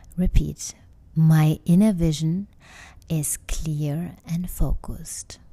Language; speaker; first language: English; non-native, fluent; German